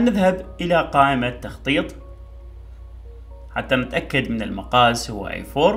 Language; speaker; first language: Arabic; native; Arabic